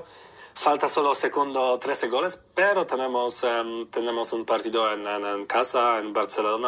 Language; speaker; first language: Spanish; non-native, learner; Polish